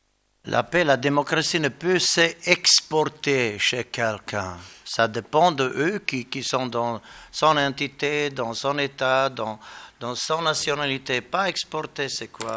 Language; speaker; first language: French; non-native, learner; Bosnian